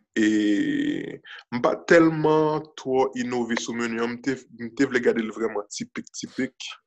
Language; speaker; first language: French; early bilingual, other home language; Haitian Creole